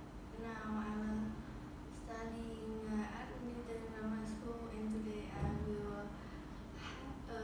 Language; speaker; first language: English; non-native, learner; Vietnamese